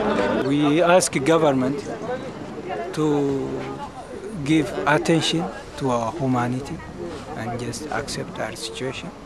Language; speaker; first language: English; non-native, learner; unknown